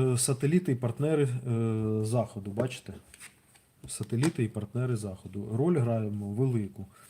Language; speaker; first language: Ukrainian; non-native, local second language; Russian